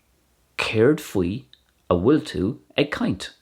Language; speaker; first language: Irish; non-native, local second language; English